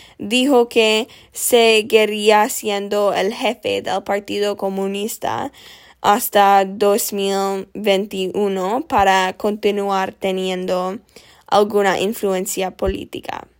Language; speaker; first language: Spanish; non-native, learner; English